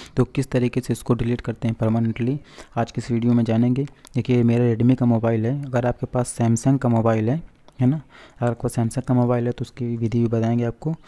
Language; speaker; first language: Hindi; native; Hindi